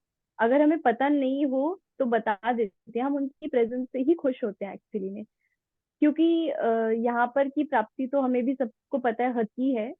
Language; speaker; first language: Hindi; native; Hindi